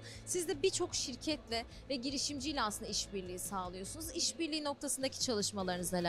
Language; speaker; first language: Turkish; native; Turkish